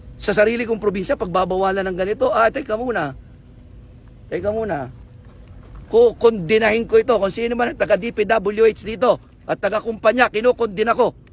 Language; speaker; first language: Filipino; native; Filipino